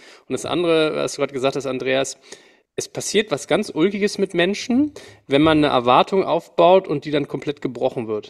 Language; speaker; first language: German; native; German